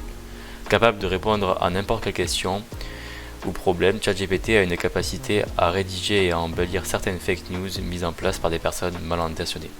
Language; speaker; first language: French; native; French